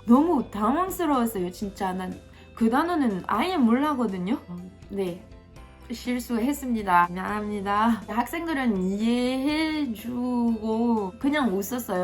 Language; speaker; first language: Korean; non-native, fluent; French